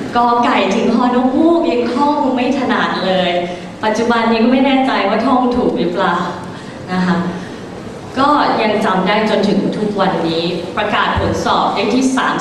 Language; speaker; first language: Thai; early bilingual, other home language; English